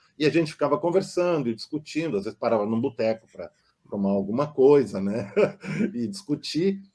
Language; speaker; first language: Portuguese; non-native, local second language; German